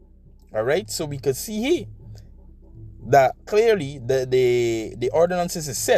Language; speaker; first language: English; native; English